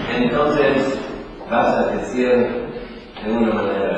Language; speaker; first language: Spanish; non-native, learner; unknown